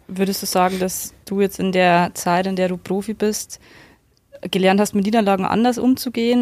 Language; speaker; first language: German; native; German